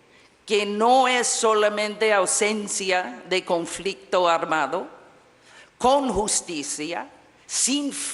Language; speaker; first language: Spanish; non-native, fluent; English